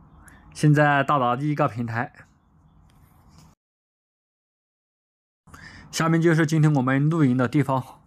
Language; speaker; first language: Chinese; native; Chinese